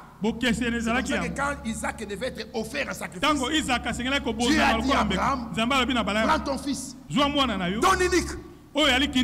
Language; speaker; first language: French; non-native, local second language; Lingala